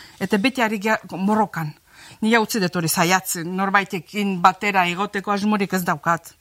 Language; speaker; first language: Basque; non-native, fluent; Azerbaijani